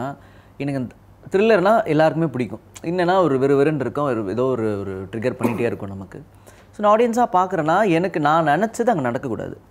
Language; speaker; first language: Tamil; native; Tamil